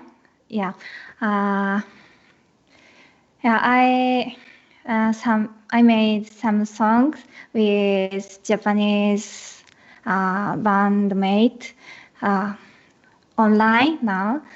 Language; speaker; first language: English; non-native, learner; Japanese